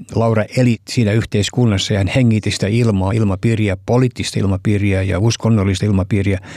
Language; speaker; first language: Finnish; early bilingual, heritage; Finnish